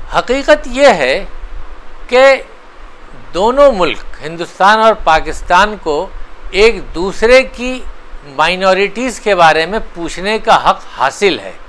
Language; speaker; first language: Hindi; native; Hindi